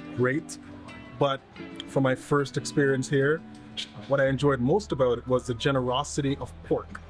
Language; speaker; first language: English; native; English